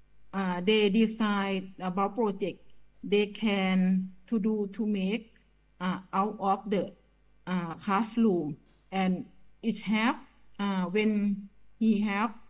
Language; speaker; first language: English; non-native, learner; Thai